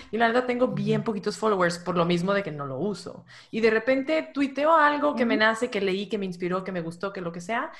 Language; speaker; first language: Spanish; native; Spanish